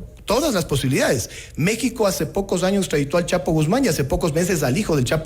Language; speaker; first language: Spanish; native; Spanish